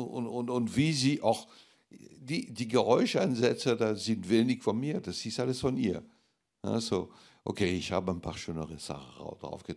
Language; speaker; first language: German; non-native, fluent; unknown